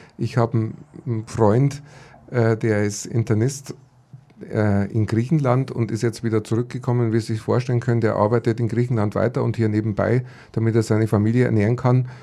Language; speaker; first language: German; native; German